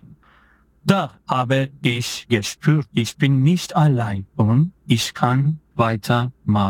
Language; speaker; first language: German; non-native, fluent; Turkish